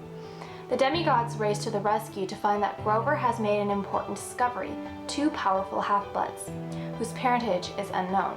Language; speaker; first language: English; native; English